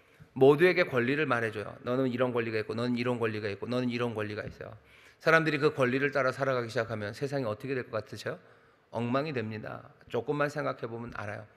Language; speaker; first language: Korean; native; Korean